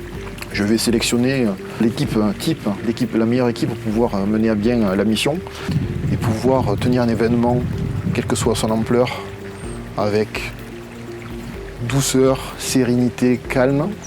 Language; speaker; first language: French; native; French